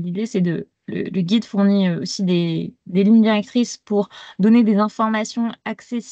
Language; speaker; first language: French; native; French